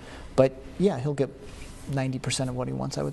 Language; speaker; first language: English; native; English